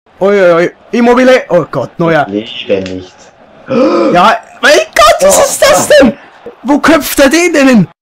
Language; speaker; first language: German; native; German